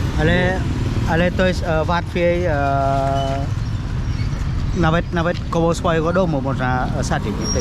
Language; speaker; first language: Polish; non-native, learner; Khmer